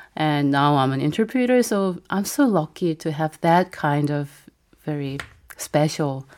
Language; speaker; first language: English; non-native, fluent; Korean